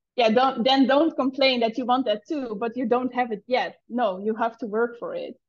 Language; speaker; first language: English; non-native, fluent; Dutch